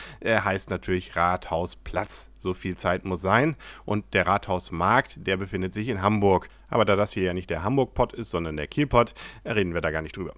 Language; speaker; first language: German; native; German